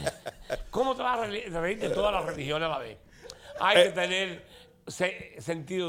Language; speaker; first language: Spanish; native; Spanish